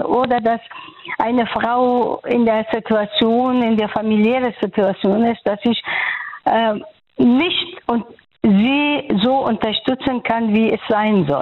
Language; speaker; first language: German; non-native, fluent; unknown